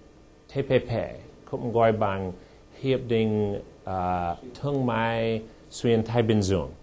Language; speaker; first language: Vietnamese; non-native, fluent; English